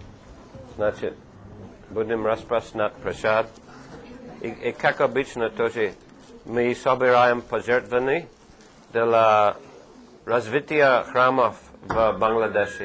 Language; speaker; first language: Russian; non-native, fluent; English